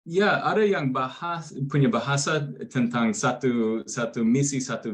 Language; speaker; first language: Indonesian; non-native, fluent; English